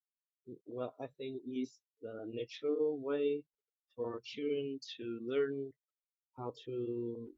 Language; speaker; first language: English; non-native, learner; Vietnamese